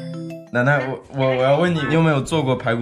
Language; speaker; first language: Chinese; early bilingual, other home language; English